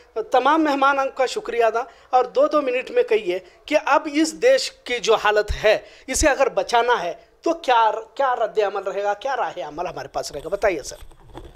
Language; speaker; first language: Urdu; native; Urdu